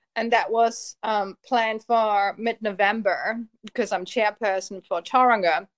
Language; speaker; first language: English; early bilingual, heritage; Polish